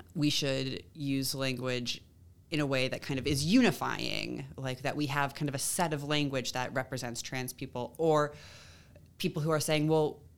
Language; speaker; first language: English; native; English